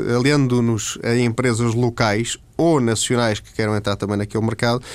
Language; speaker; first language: Portuguese; native; Portuguese